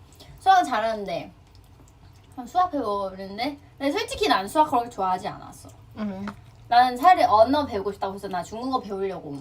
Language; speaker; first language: Korean; non-native, fluent; Thai